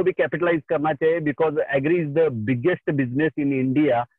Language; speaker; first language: Hindi; non-native, local second language; Marathi